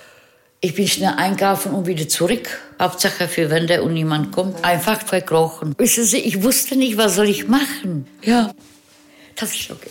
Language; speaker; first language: German; non-native, fluent; Czech